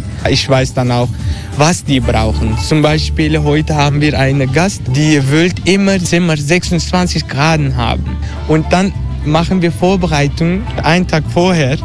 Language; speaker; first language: German; non-native, fluent; Turkish